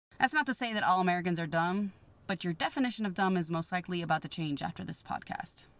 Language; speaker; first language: English; native; English